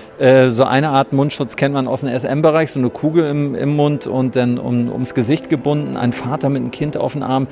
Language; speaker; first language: German; native; German